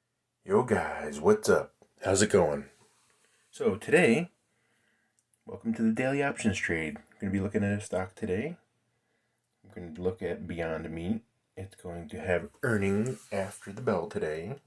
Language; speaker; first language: English; native; English